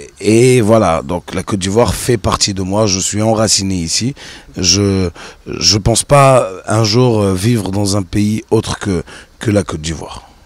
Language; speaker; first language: French; non-native, local second language; Arabic